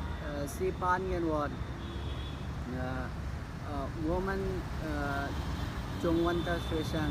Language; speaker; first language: Chinese; non-native, learner; Hindi